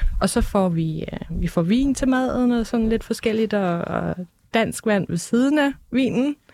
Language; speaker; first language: Danish; early bilingual, other home language; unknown